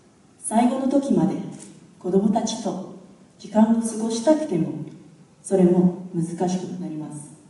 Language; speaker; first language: Japanese; non-native, fluent; English